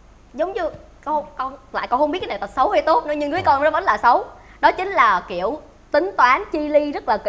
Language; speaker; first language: Vietnamese; native; Vietnamese